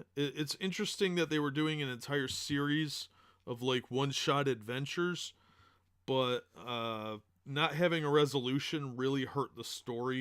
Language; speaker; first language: English; native; English